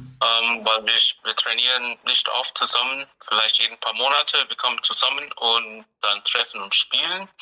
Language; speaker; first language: German; non-native, fluent; English